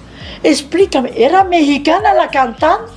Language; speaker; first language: Spanish; non-native, fluent; Arabic